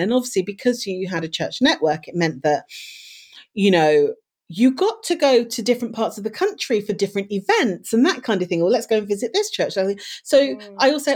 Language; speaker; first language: English; native; English